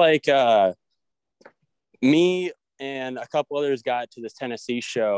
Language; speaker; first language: English; native; English